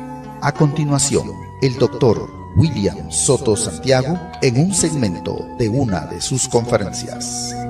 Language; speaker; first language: Spanish; native; Spanish